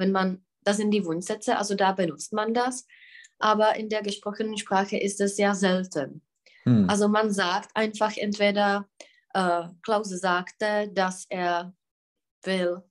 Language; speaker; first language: German; non-native, fluent; Czech